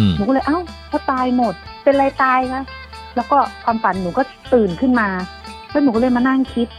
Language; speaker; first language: Thai; native; Thai